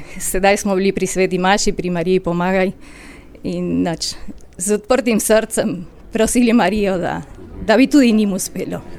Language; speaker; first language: Slovenian; early bilingual, heritage; Slovenian